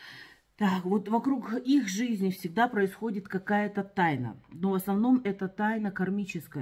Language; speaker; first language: Russian; native; Russian